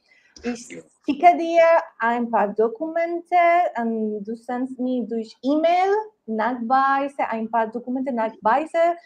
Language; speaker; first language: German; non-native, learner; Spanish